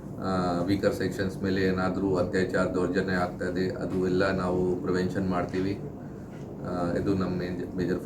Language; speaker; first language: Kannada; non-native, fluent; Hindi